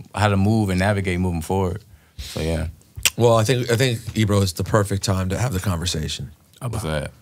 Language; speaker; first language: English; native; English